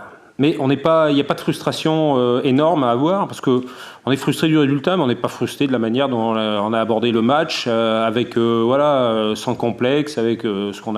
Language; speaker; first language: French; native; French